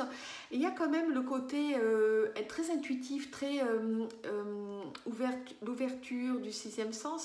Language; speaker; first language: French; native; French